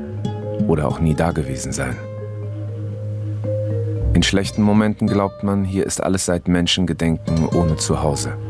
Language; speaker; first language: German; native; German